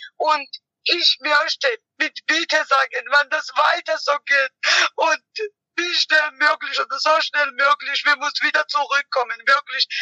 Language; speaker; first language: German; non-native, learner; Georgian